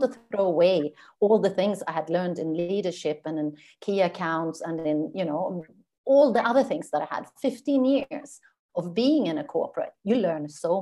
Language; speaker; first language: English; non-native, fluent; Swedish